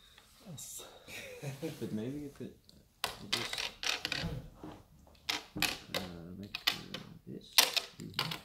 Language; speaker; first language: English; non-native, learner; Dutch